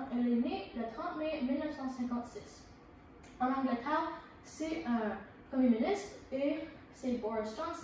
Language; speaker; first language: French; non-native, learner; English